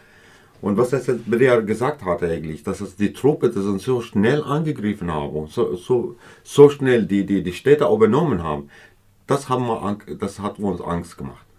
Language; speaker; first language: German; non-native, fluent; Kurdish